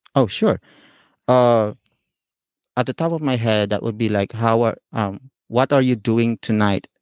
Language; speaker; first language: English; non-native, local second language; Filipino